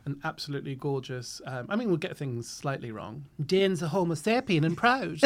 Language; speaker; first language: English; native; English